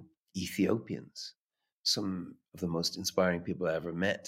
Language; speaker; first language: English; native; English